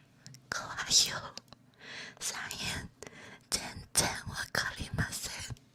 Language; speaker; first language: Japanese; non-native, learner; Chinese